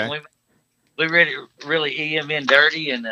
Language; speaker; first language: English; native; English